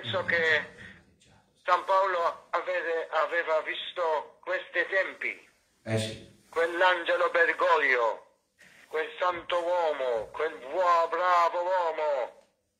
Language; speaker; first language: Italian; non-native, fluent; Maltese